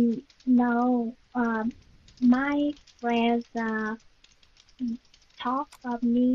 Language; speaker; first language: English; non-native, learner; Vietnamese